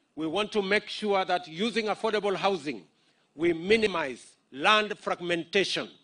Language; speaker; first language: English; non-native, local second language; Kalenjin